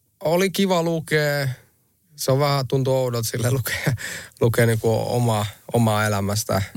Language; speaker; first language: Finnish; early bilingual, other home language; Albanian